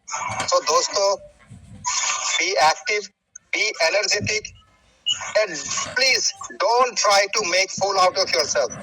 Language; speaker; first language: Hindi; native; Hindi